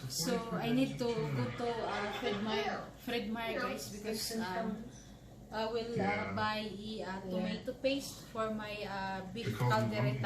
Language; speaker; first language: English; non-native, local second language; Filipino